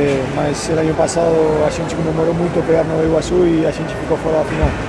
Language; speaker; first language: Portuguese; non-native, learner; Spanish